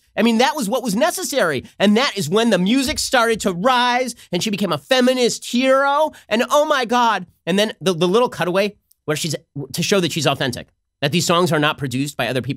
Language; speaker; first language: English; native; English